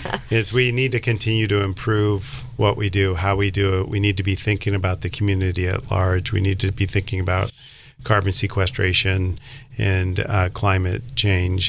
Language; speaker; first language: English; native; English